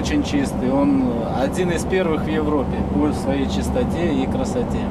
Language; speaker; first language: Russian; native; Russian